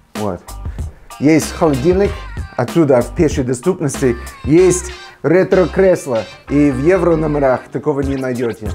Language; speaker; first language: Russian; non-native, fluent; English